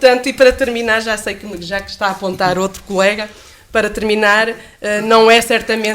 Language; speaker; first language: Portuguese; native; Portuguese